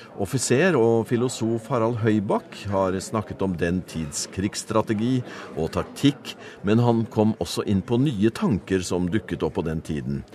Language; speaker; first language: Norwegian; native; Norwegian